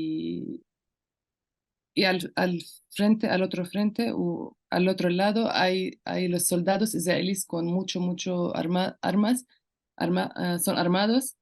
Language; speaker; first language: Spanish; non-native, local second language; Arabic